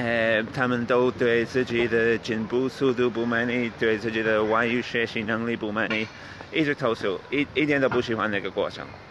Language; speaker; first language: Chinese; non-native, fluent; English